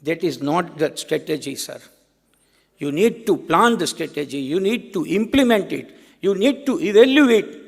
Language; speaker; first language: English; non-native, local second language; Gujarati